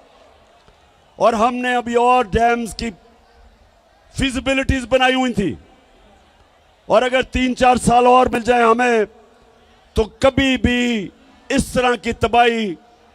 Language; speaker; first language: Urdu; native; Urdu